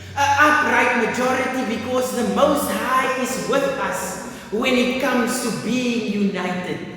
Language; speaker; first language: English; non-native, local second language; Afrikaans